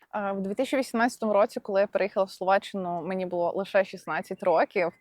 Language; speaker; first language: Ukrainian; non-native, local second language; Russian